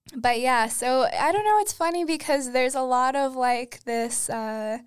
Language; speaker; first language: English; native; English